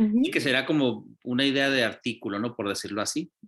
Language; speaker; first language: Spanish; native; Spanish